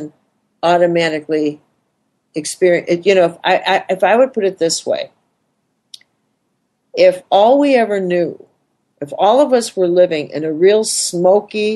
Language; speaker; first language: English; native; English